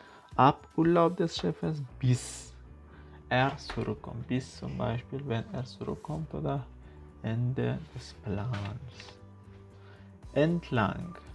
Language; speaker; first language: German; non-native, fluent; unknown